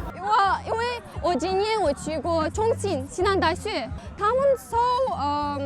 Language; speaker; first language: Chinese; non-native, learner; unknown